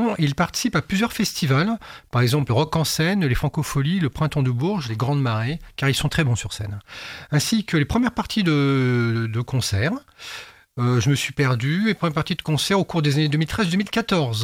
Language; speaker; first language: French; native; French